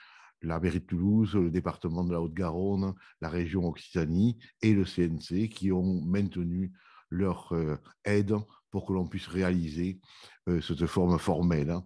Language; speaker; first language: French; native; French